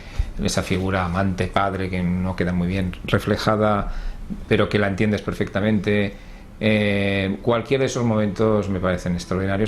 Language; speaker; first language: Spanish; native; Spanish